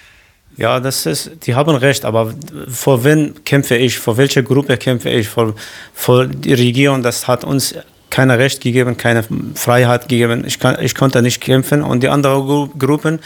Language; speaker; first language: German; non-native, learner; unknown